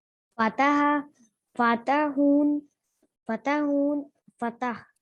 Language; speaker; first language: Arabic; non-native, learner; Urdu